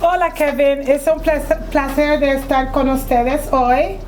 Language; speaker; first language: Spanish; non-native, fluent; English